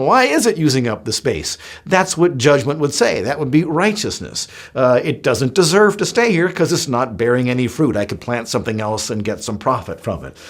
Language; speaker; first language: English; native; English